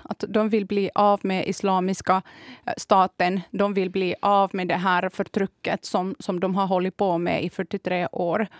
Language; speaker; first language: Swedish; non-native, fluent; Kurdish